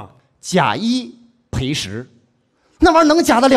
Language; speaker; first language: Chinese; native; Chinese